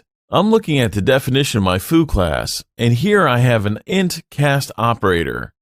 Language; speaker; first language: English; non-native, fluent; French